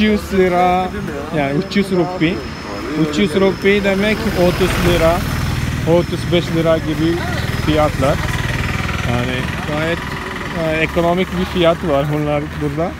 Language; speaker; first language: Turkish; non-native, fluent; Malayalam